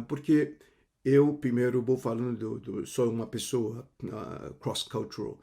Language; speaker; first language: Portuguese; non-native, fluent; Cantonese